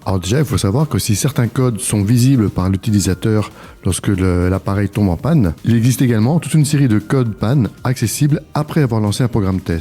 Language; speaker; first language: French; native; French